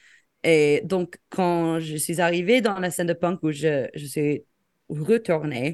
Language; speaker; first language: French; non-native, fluent; English